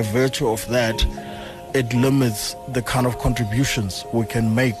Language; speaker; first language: English; non-native, local second language; Xhosa